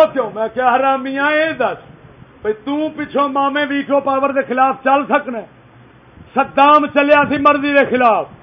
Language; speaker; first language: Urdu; non-native, local second language; Punjabi